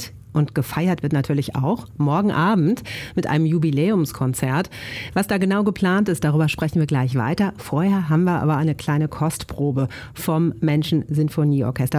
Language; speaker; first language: German; native; German